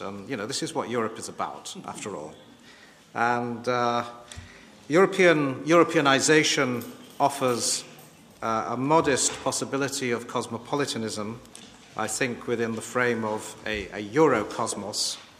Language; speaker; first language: English; native; English